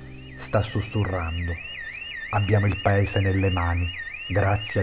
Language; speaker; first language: Italian; native; Italian